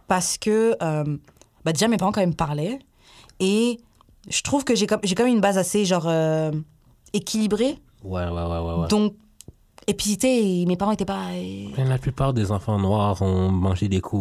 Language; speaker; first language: French; native; French